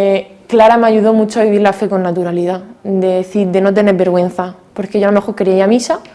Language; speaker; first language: Spanish; native; Spanish